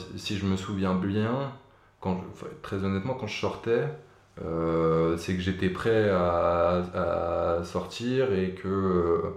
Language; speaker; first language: French; native; French